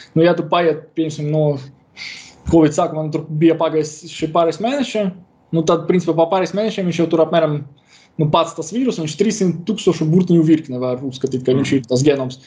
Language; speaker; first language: Latvian; non-native, local second language; Russian